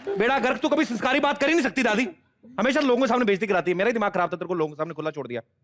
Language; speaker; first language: Hindi; non-native, local second language; Punjabi